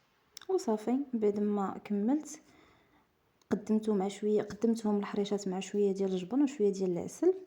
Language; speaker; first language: Arabic; native; Arabic